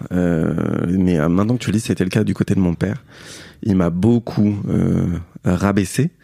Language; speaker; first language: French; native; French